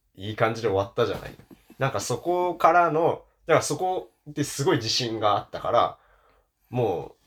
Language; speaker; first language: Japanese; early bilingual, other home language; German